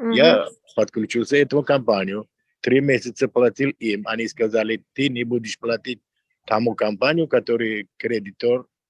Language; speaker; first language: Russian; non-native, local second language; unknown